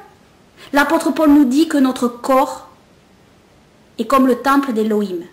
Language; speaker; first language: French; native; French